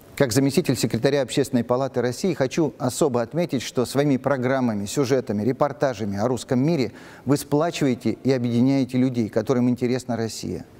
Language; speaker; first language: Russian; native; Russian